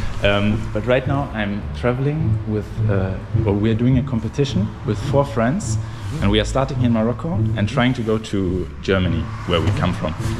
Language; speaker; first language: English; non-native, fluent; German